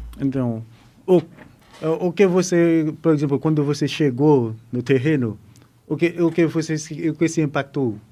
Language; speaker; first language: Portuguese; non-native, learner; Haitian Creole